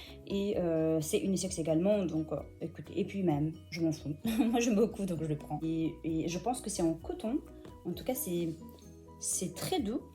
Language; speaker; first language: French; native; French